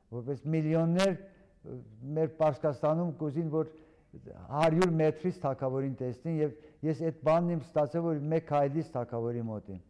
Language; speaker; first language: Armenian; early bilingual, heritage; Armenian